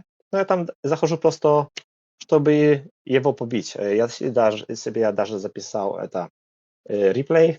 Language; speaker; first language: Russian; non-native, learner; Polish